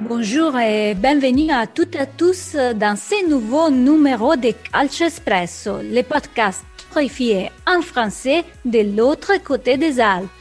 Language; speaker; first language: French; non-native, fluent; Italian